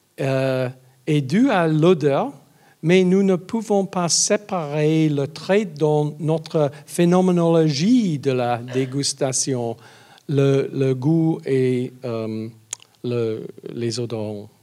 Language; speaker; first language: French; non-native, learner; English